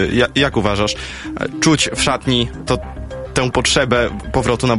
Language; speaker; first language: Polish; native; Polish